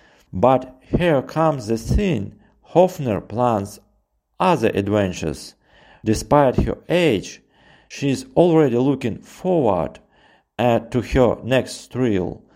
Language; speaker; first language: English; non-native, fluent; Russian